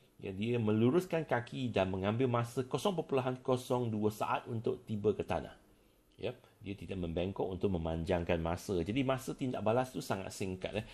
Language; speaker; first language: Malay; non-native, local second language; Chinese